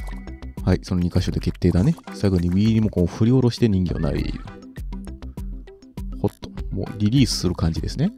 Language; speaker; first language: Japanese; native; Japanese